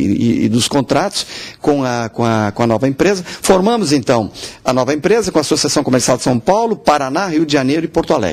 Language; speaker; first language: Portuguese; native; Portuguese